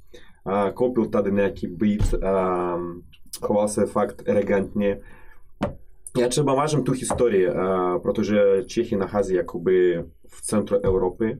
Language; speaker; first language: Czech; non-native, fluent; Russian